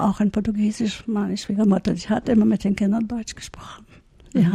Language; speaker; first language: German; early bilingual, heritage; German